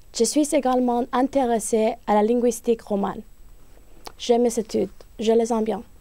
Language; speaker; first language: French; non-native, learner; English